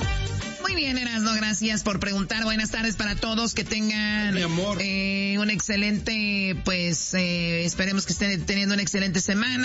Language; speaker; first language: Spanish; native; Spanish